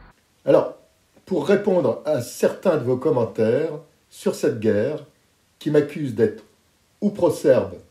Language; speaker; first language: French; native; French